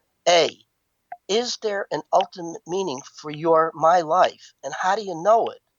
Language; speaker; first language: English; native; English